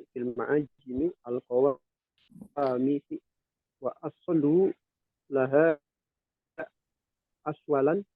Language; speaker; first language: Arabic; non-native, learner; Indonesian